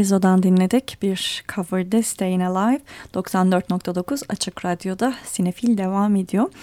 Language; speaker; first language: Turkish; native; Turkish